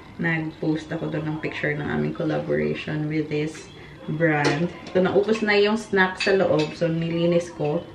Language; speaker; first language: Filipino; non-native, local second language; Hiligaynon